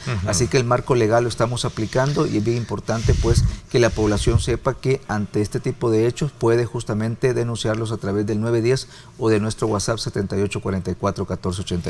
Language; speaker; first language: Spanish; native; Spanish